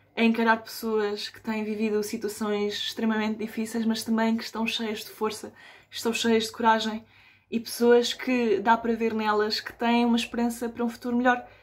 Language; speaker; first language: Portuguese; early bilingual, other home language; Spanish